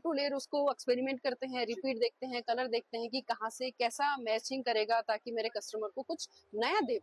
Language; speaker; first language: Hindi; native; Hindi